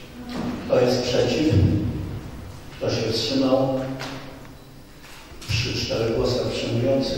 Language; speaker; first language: Polish; native; Polish